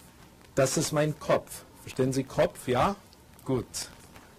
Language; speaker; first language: German; non-native, learner; English